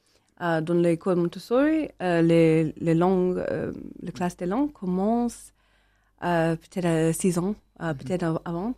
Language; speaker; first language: French; non-native, learner; English